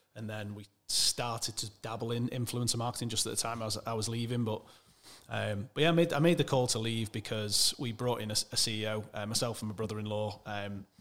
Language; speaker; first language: English; native; English